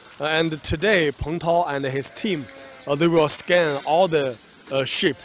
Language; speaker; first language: English; non-native, fluent; Chinese